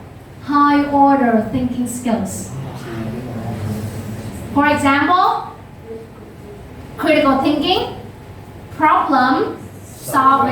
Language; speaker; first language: English; non-native, fluent; Vietnamese